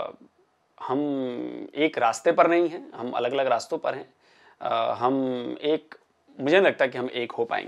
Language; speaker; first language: Hindi; native; Hindi